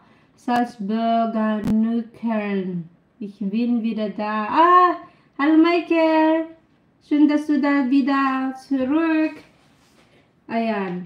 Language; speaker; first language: German; non-native, learner; Filipino